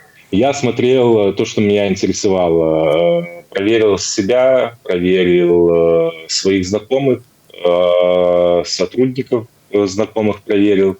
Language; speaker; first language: Russian; native; Russian